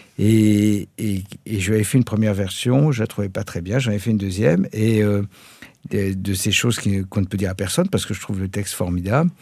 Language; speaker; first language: French; native; French